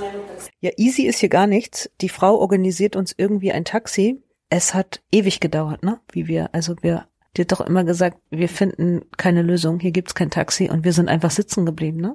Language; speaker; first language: German; native; German